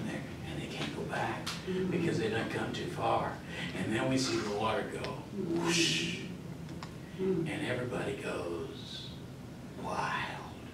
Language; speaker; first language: English; native; English